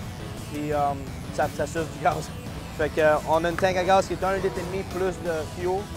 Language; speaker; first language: French; native; French